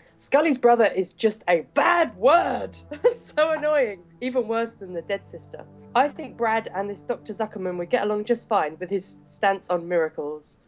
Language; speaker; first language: English; native; English